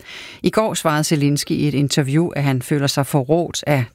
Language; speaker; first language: Danish; native; Danish